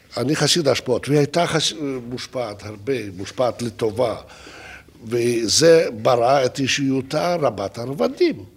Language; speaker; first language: Hebrew; non-native, fluent; Russian